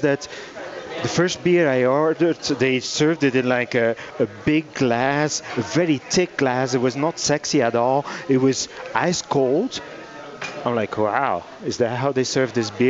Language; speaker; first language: English; non-native, fluent; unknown